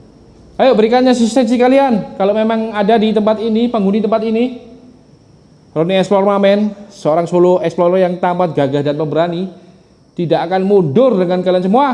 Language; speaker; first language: Indonesian; native; Indonesian